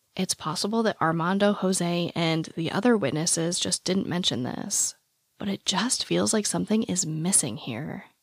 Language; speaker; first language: English; native; English